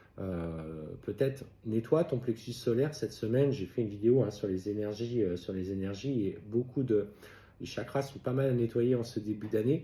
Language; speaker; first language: French; native; French